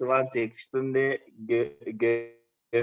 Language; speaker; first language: German; non-native, learner; Azerbaijani